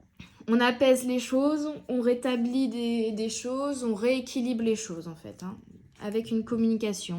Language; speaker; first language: French; native; French